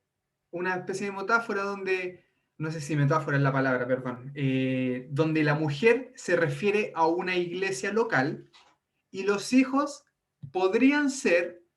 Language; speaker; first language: Spanish; native; Spanish